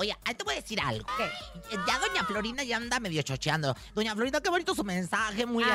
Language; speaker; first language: Spanish; native; Spanish